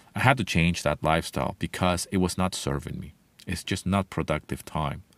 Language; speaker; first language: English; non-native, fluent; Spanish